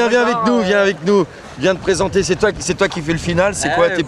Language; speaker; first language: French; native; French